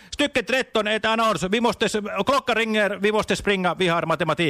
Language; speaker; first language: Swedish; non-native, learner; Finnish